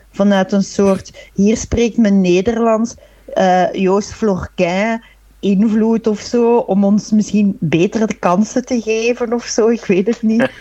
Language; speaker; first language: Dutch; native; Dutch